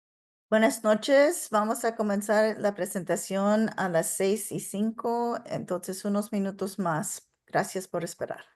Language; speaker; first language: Spanish; non-native, local second language; English